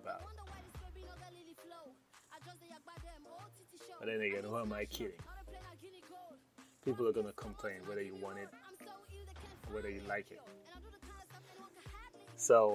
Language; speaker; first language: English; non-native, local second language; Krio